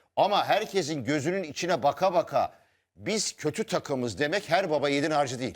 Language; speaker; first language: Turkish; native; Turkish